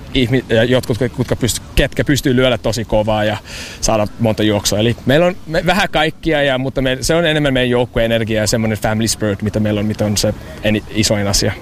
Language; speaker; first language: Finnish; non-native, fluent; English